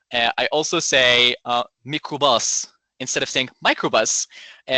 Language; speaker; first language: English; non-native, local second language; Arabic